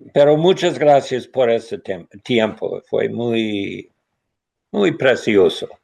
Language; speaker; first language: Spanish; non-native, learner; English